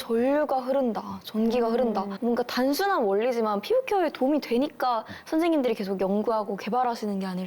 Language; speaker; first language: Korean; native; Korean